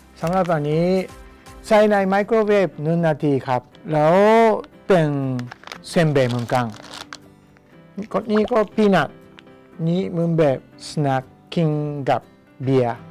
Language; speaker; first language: Thai; non-native, fluent; Japanese